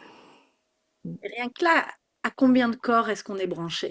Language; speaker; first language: French; native; French